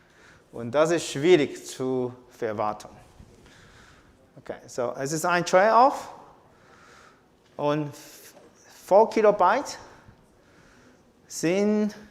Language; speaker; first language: German; non-native, fluent; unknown